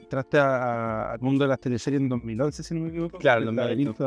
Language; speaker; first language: Spanish; native; Spanish